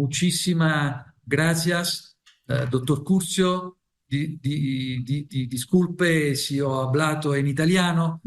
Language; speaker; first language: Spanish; non-native, learner; Italian